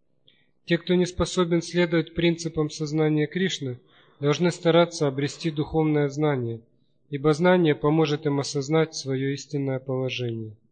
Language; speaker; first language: Russian; native; Russian